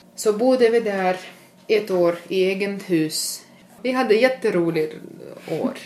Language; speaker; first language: Swedish; non-native, fluent; Russian